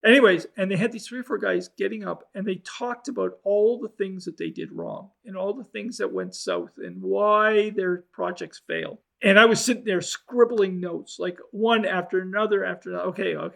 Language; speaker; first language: English; native; English